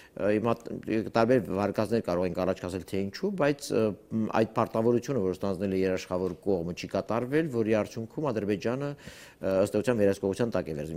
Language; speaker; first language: Armenian; native; Armenian